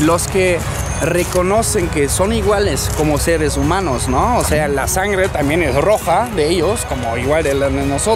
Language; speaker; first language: Spanish; non-native, fluent; German